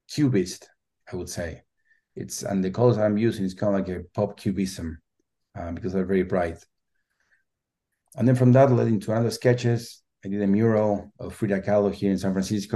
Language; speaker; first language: English; non-native, fluent; Spanish